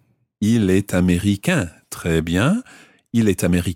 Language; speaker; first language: French; non-native, fluent; English